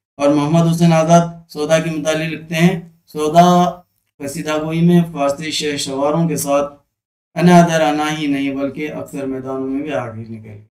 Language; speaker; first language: Urdu; native; Urdu